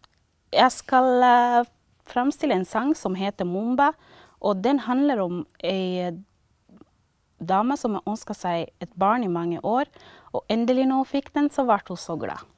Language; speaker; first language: Norwegian; non-native, learner; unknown